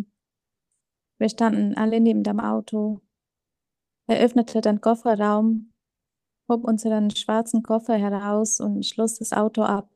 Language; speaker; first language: German; early bilingual, other home language; Vietnamese